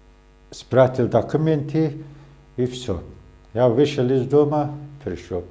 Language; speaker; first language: Russian; non-native, local second language; Azerbaijani